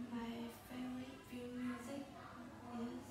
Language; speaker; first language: English; non-native, learner; Vietnamese